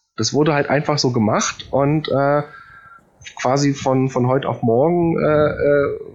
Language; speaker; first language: German; early bilingual, other home language; Polish